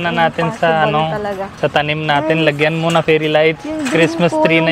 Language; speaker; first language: Filipino; non-native, learner; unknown